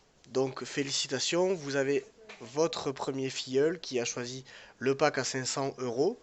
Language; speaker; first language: French; native; French